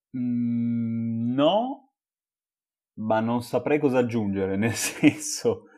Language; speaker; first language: Italian; native; Italian